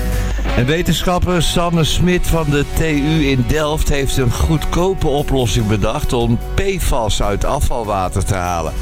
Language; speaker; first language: Dutch; native; Dutch